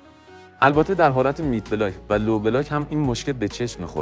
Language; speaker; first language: Persian; native; Persian